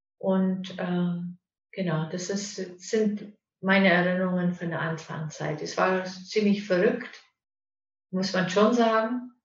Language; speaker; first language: German; non-native, fluent; English